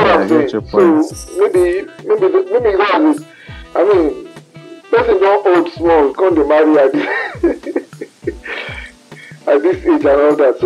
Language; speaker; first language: English; non-native, local second language; Yoruba